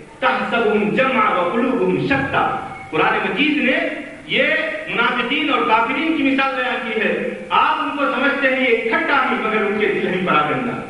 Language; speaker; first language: Urdu; native; Urdu